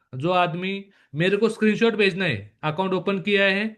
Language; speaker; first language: Hindi; non-native, local second language; Marathi